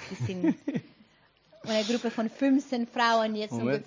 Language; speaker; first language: German; non-native, fluent; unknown